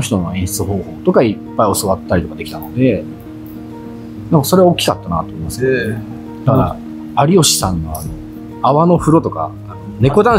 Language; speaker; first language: Japanese; native; Japanese